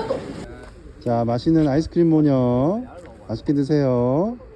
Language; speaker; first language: Korean; native; Korean